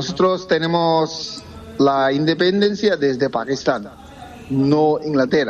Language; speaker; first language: Spanish; non-native, fluent; Bangla